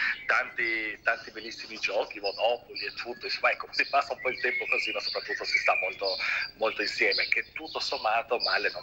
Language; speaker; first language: Italian; native; Italian